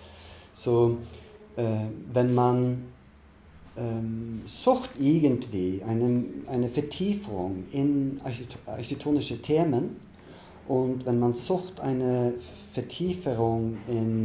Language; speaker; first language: German; non-native, fluent; Norwegian